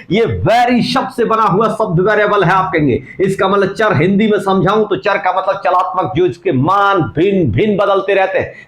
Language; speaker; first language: Hindi; native; Hindi